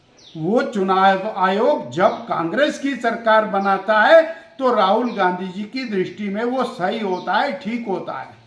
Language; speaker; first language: Hindi; native; Hindi